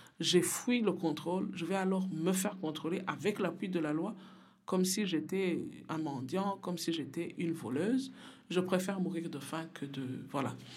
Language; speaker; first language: French; non-native, local second language; Rundi